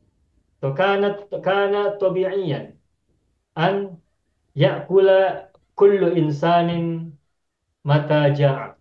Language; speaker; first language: Arabic; non-native, fluent; Indonesian